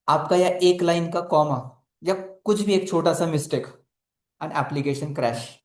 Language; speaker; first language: Hindi; non-native, local second language; Marathi